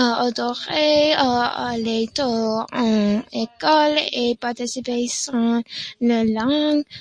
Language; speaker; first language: French; non-native, learner; English